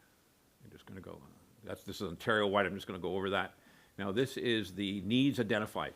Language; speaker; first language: English; native; English